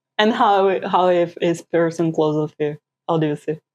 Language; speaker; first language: English; non-native, fluent; Portuguese